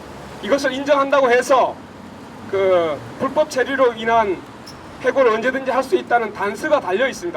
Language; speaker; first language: Korean; native; Korean